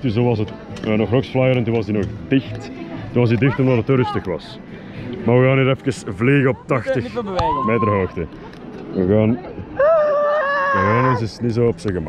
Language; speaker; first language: Dutch; native; Dutch